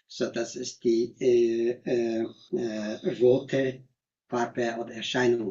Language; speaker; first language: German; non-native, learner; Tibetan